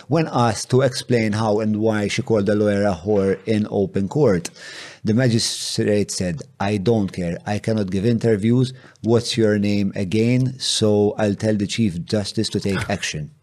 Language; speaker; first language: English; non-native, local second language; Maltese